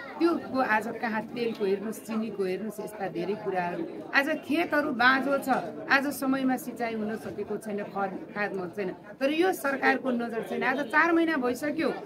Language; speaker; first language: Nepali; non-native, local second language; Maithili